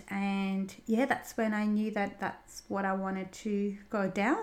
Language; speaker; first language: English; non-native, fluent; Greek